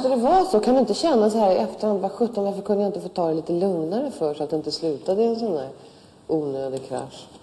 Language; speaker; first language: Swedish; native; Swedish